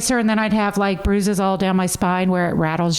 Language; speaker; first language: English; native; English